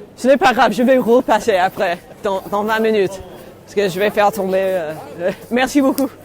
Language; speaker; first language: French; non-native, learner; English